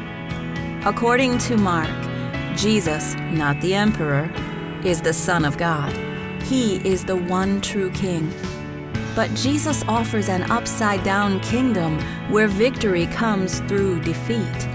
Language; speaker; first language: English; native; English